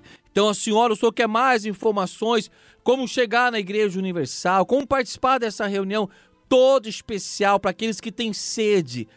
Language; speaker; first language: Portuguese; native; Portuguese